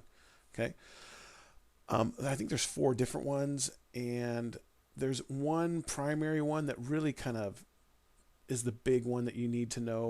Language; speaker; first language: English; native; English